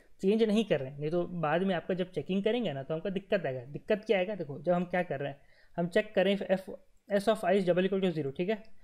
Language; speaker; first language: Hindi; native; Hindi